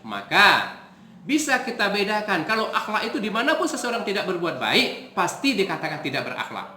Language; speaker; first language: Indonesian; native; Indonesian